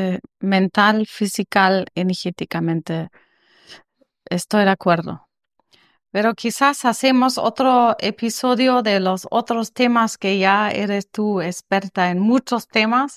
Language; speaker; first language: Spanish; non-native, learner; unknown